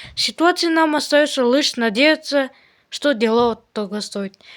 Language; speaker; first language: Russian; non-native, local second language; Kazakh